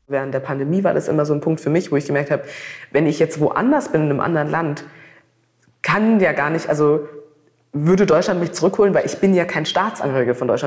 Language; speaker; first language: German; native; German